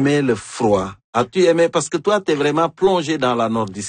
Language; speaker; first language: French; native; French